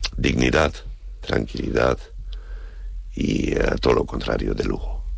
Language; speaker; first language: Spanish; non-native, fluent; German